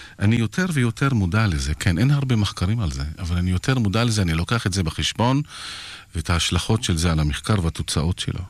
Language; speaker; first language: Hebrew; non-native, local second language; Arabic